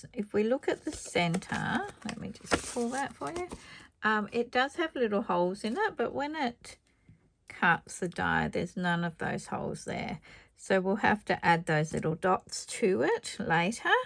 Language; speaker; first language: English; native; English